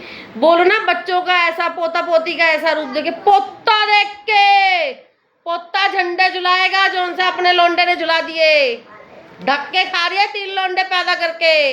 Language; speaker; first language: Hindi; native; Hindi